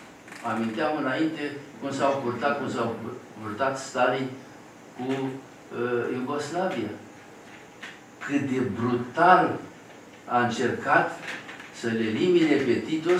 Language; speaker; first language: Romanian; native; Romanian